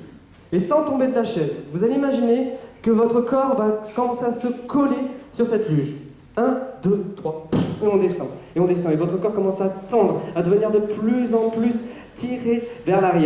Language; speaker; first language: French; native; French